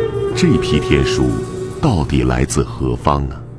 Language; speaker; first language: Chinese; native; Chinese